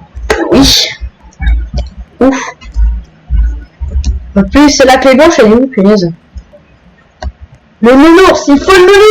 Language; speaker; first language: French; native; French